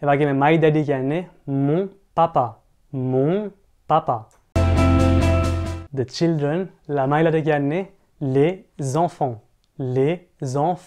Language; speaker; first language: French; early bilingual, other home language; Sinhala